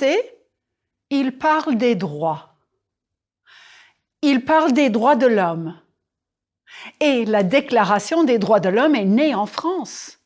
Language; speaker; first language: French; non-native, fluent; English